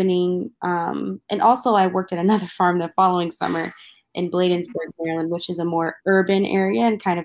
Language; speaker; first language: English; native; English